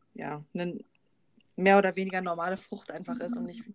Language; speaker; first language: German; native; German